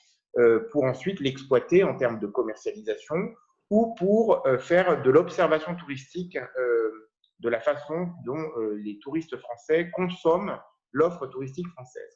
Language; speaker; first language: French; native; French